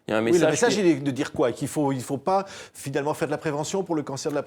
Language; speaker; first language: French; native; French